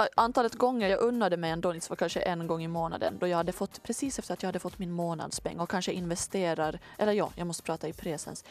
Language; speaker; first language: Swedish; native; Swedish